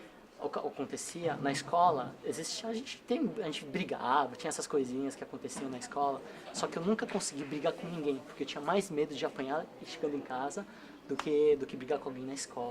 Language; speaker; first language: Portuguese; early bilingual, other home language; Korean